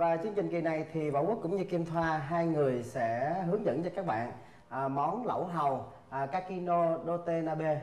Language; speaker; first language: Vietnamese; native; Vietnamese